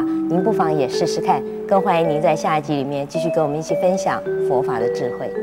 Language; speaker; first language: Chinese; native; Chinese